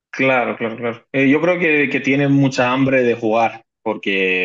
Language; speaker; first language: Spanish; non-native, fluent; Greek